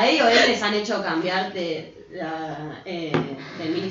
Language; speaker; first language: Spanish; native; Spanish